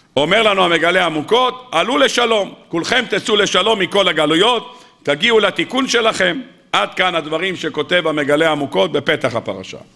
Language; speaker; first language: Hebrew; native; Hebrew